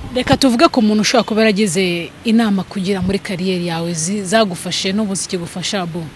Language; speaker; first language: Kinyarwanda; native; Kinyarwanda